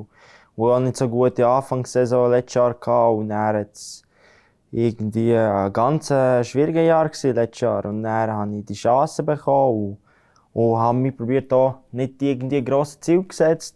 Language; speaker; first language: German; non-native, fluent; Latvian